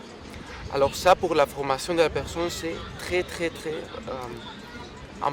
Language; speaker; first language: French; non-native, fluent; Spanish